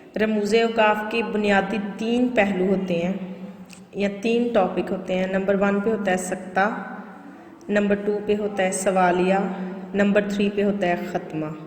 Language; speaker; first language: Urdu; non-native, local second language; Punjabi